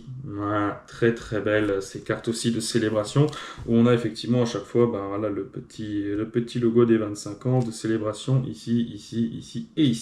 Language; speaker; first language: French; native; French